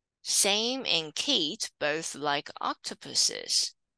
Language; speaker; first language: English; non-native, fluent; Chinese